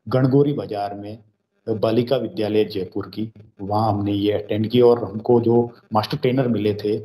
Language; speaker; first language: Hindi; native; Hindi